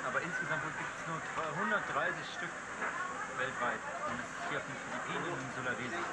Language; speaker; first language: German; native; German